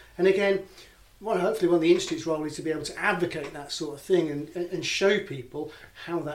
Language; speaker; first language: English; native; English